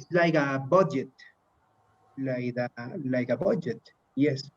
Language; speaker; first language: English; non-native, learner; Spanish